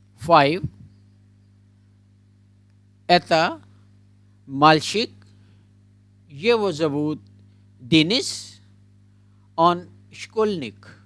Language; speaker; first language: Russian; non-native, learner; Urdu